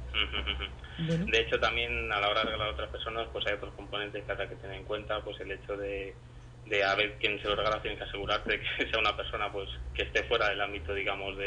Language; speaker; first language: Spanish; native; Spanish